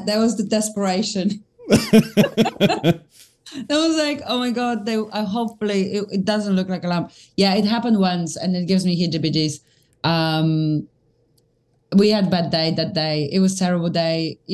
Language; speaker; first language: English; native; English